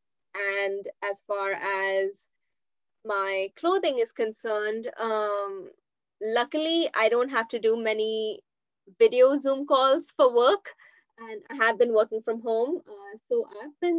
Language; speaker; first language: English; non-native, local second language; Hindi